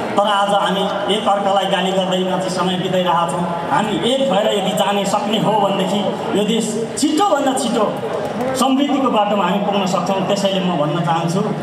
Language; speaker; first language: Nepali; native; Nepali